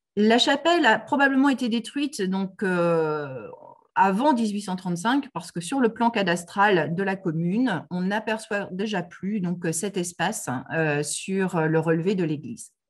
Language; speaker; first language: French; native; French